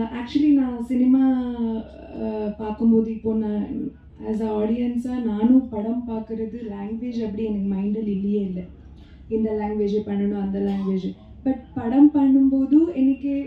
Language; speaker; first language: Tamil; non-native, local second language; Kannada